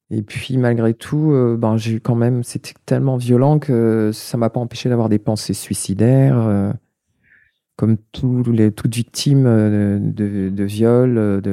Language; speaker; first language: French; native; French